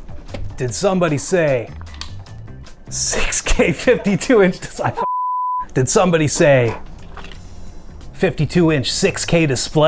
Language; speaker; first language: English; native; English